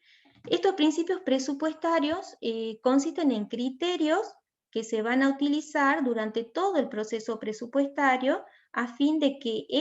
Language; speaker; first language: Spanish; native; Spanish